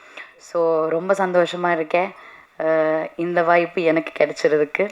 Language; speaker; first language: Tamil; non-native, learner; Malayalam